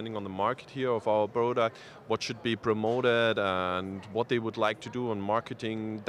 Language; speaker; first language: English; non-native, fluent; German